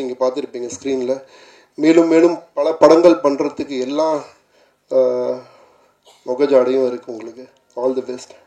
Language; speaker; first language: Tamil; native; Tamil